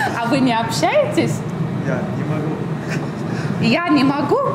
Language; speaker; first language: Russian; non-native, fluent; Armenian